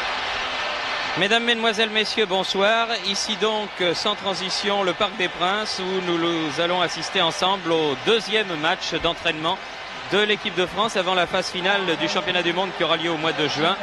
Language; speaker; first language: French; native; French